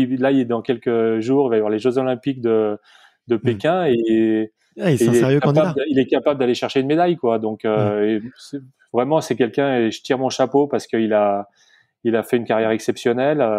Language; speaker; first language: French; native; French